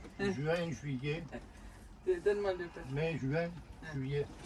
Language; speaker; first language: French; native; French